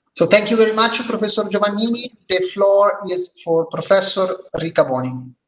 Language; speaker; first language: English; non-native, fluent; Italian